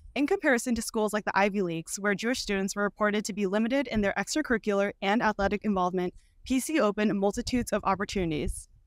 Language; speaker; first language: English; native; English